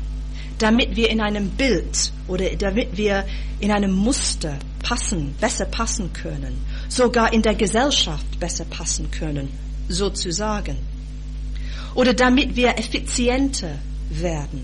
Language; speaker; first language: German; non-native, fluent; English